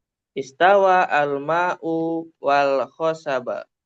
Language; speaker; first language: Arabic; non-native, fluent; Indonesian